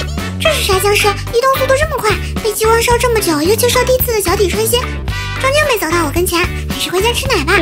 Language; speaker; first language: Chinese; native; Chinese